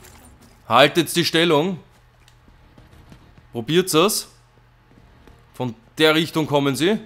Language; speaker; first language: German; native; German